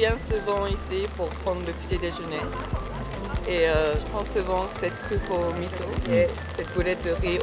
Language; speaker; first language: French; early bilingual, heritage; French